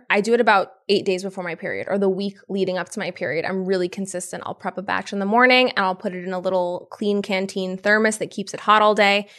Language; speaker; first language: English; native; English